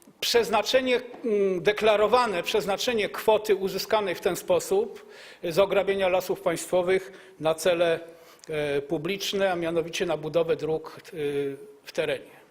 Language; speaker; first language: Polish; native; Polish